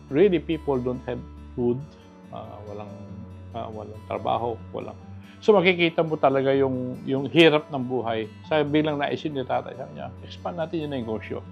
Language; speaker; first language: Filipino; native; Filipino